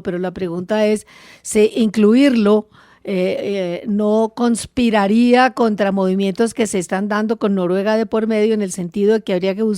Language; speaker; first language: Spanish; native; Spanish